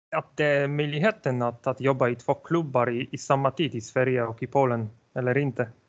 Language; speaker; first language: Swedish; non-native, learner; Polish